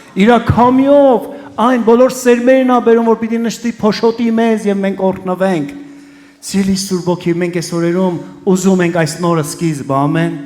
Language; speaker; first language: Armenian; early bilingual, heritage; Armenian